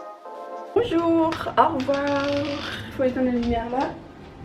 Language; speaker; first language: French; native; French